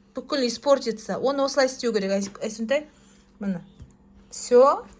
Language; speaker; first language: Russian; non-native, local second language; Kazakh